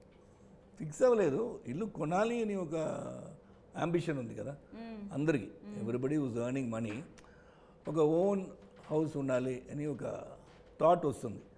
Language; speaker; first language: Telugu; non-native, local second language; Tamil